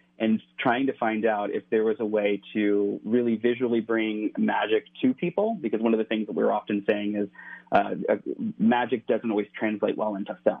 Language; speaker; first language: English; native; English